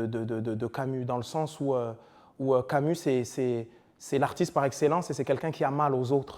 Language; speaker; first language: French; native; French